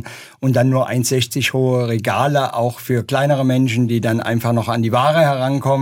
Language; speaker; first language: German; native; German